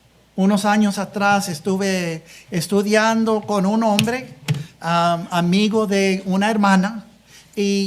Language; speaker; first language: Spanish; non-native, fluent; English